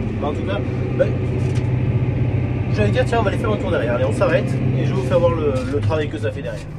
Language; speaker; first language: French; native; French